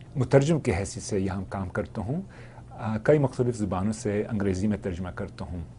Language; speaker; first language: Urdu; non-native, fluent; English